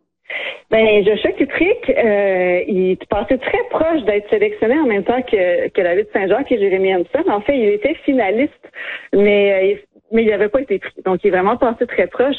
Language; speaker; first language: French; native; French